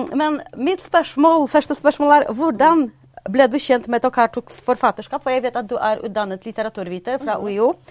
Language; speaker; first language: Norwegian; non-native, fluent; Polish